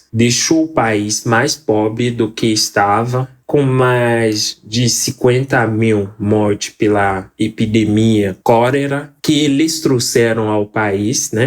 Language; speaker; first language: Portuguese; non-native, fluent; Haitian Creole